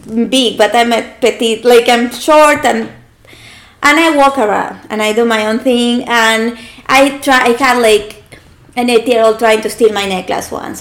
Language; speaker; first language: English; non-native, fluent; Spanish